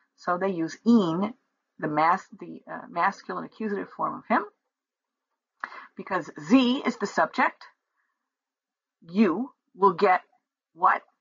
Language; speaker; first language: English; native; English